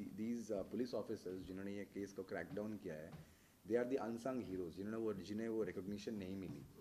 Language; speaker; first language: Hindi; native; Hindi